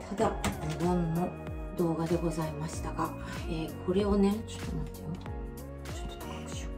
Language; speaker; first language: Japanese; native; Japanese